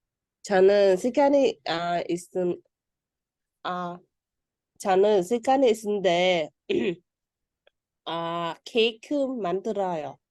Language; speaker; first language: Korean; non-native, learner; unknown